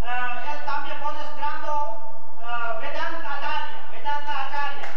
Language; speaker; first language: Spanish; non-native, learner; Gujarati